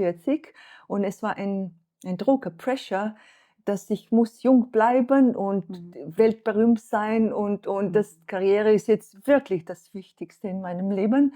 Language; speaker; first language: German; non-native, fluent; Slovenian